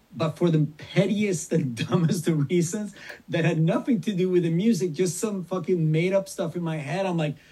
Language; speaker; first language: English; non-native, fluent; Swedish